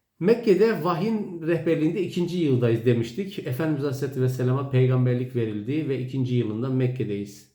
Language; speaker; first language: Turkish; native; Turkish